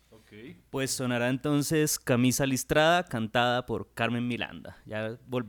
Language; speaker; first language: Spanish; native; Spanish